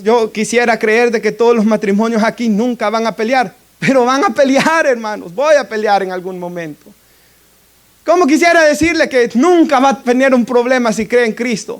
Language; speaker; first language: Spanish; native; Spanish